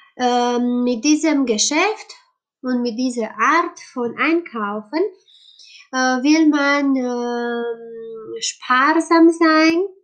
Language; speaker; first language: German; non-native, learner; Romanian